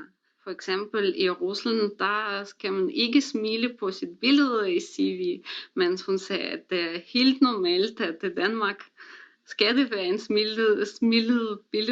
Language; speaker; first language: Danish; non-native, fluent; Russian